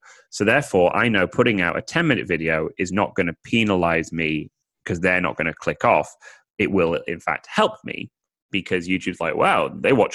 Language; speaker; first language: English; native; English